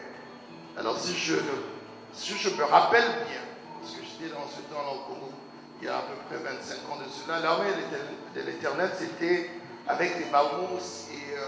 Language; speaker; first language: French; non-native, local second language; Lingala